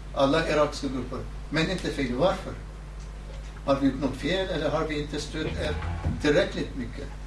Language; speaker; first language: Swedish; non-native, fluent; Southern Kurdish